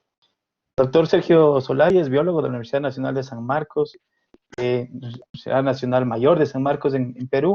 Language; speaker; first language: Spanish; native; Spanish